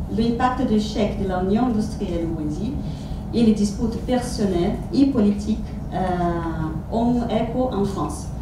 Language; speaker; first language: French; non-native, fluent; Portuguese